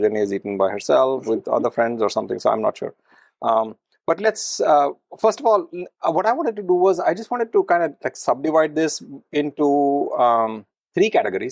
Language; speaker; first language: English; non-native, local second language; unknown